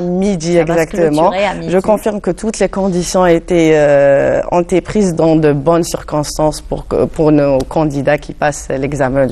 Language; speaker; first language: French; non-native, local second language; Arabic